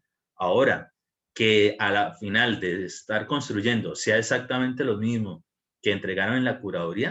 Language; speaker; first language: Spanish; native; Spanish